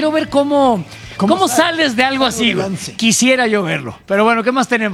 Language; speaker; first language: Spanish; native; Spanish